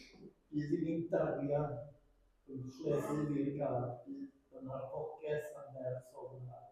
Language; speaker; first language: Welsh; native; Welsh